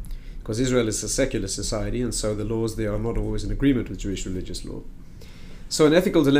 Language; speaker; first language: English; native; English